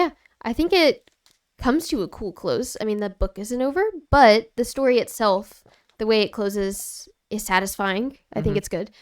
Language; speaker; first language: English; native; English